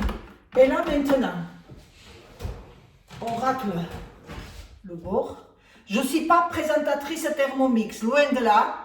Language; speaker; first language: French; non-native, fluent; Armenian